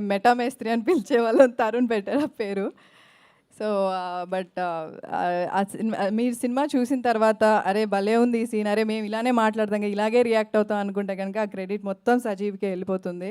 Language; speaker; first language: Telugu; native; Telugu